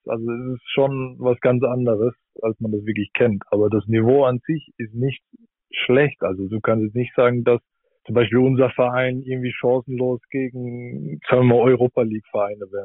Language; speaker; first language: German; native; German